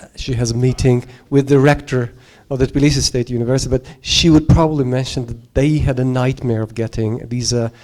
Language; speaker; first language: English; non-native, fluent; Georgian